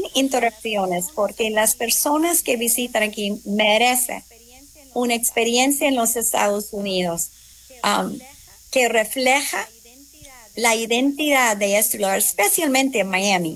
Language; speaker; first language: Spanish; non-native, fluent; English